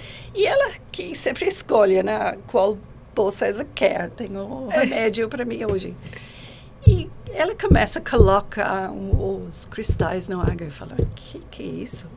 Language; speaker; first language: Portuguese; non-native, learner; English